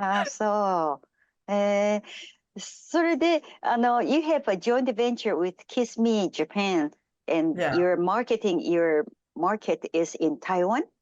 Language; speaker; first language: English; non-native, fluent; Japanese